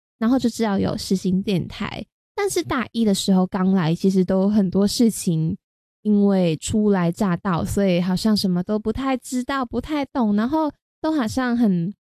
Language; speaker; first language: Chinese; non-native, local second language; Cantonese